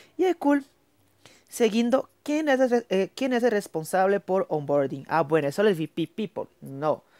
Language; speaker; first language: Spanish; non-native, fluent; Portuguese